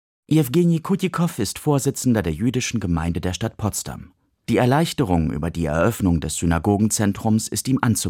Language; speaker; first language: German; native; German